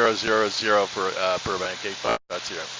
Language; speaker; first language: English; native; English